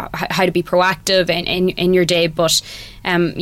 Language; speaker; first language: English; native; English